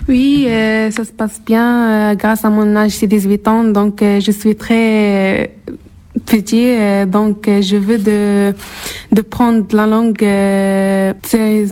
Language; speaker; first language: French; non-native, learner; Arabic